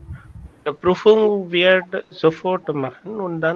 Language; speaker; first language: German; non-native, learner; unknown